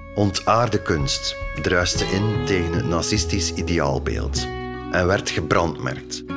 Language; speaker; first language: Dutch; native; Dutch